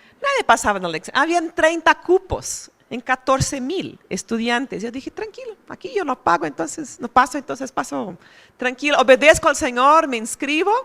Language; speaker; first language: Spanish; non-native, fluent; Portuguese